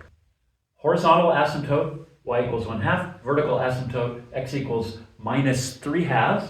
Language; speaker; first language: English; native; English